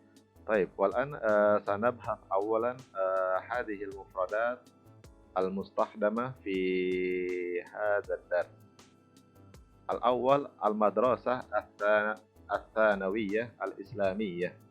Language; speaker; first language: Arabic; non-native, fluent; Indonesian